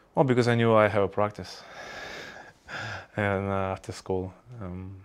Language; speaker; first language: English; non-native, learner; Russian